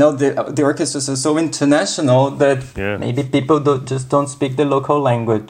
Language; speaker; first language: English; non-native, fluent; Portuguese